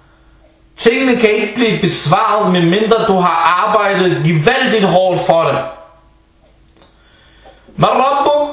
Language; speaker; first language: Danish; early bilingual, other home language; Arabic